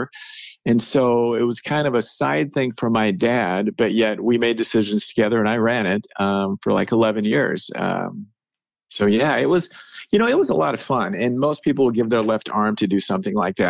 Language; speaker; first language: English; native; English